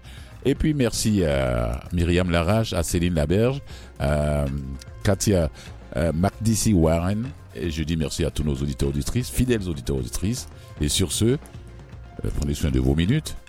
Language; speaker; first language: French; native; French